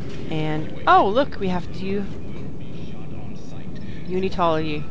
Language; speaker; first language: English; non-native, fluent; Swedish